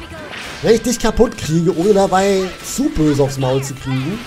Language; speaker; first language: German; native; German